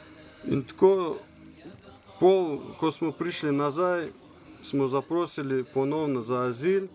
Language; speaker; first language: Slovenian; non-native, learner; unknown